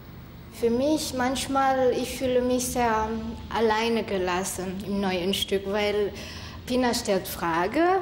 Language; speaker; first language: German; non-native, fluent; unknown